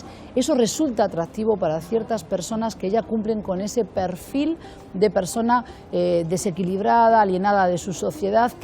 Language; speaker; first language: Spanish; native; Spanish